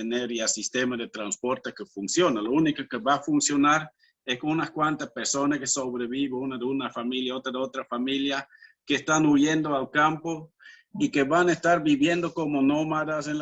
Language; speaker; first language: Spanish; non-native, fluent; Dutch